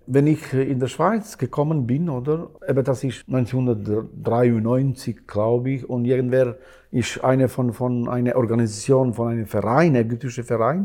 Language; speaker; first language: German; non-native, learner; Albanian